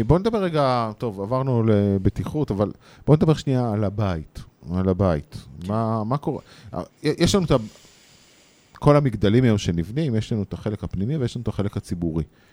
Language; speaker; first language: Hebrew; native; Hebrew